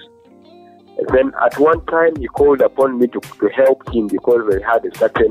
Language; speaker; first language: English; non-native, local second language; Ganda